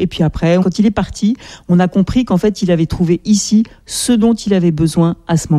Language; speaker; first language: French; native; French